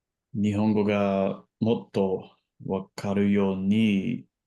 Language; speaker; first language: Japanese; non-native, learner; English